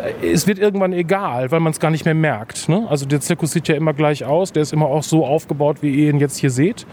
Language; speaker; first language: German; native; German